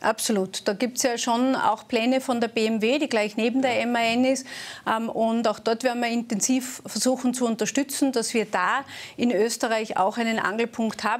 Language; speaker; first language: German; native; German